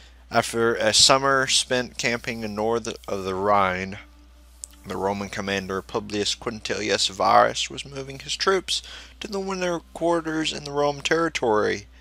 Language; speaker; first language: English; native; English